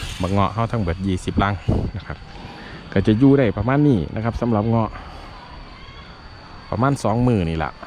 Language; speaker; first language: Thai; non-native, local second language; Lao